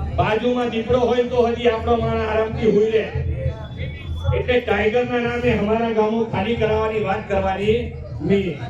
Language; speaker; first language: Gujarati; non-native, local second language; Bhili